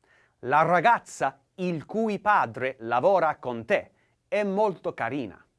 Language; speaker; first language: Italian; non-native, learner; English